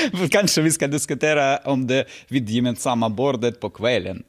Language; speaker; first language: Swedish; non-native, learner; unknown